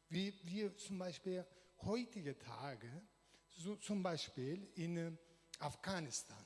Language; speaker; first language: German; non-native, learner; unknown